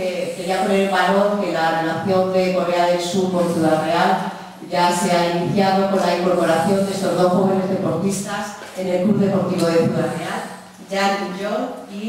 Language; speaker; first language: Spanish; native; Spanish